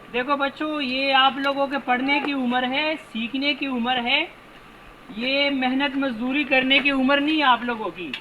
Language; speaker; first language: Hindi; non-native, local second language; Pashto